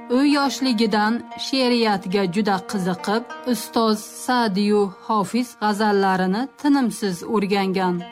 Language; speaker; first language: Uzbek; native; Uzbek